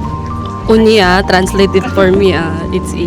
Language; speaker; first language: English; non-native, local second language; Filipino